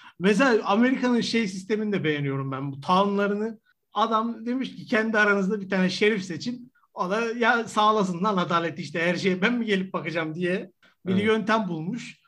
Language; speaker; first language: Turkish; native; Turkish